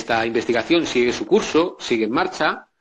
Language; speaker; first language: Spanish; native; Spanish